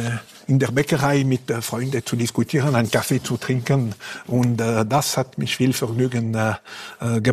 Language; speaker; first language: German; non-native, local second language; French